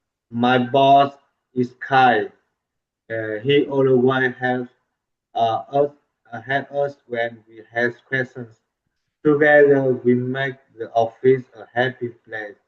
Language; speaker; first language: English; non-native, learner; Vietnamese